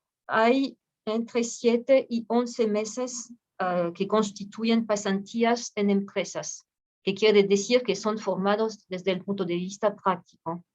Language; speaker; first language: Spanish; non-native, fluent; French